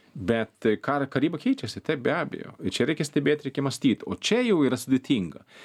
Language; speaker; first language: Lithuanian; non-native, fluent; Swedish